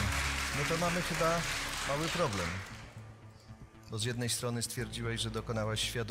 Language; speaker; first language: Polish; native; Polish